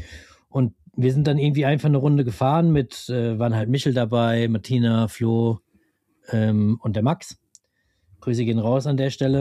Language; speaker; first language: German; native; German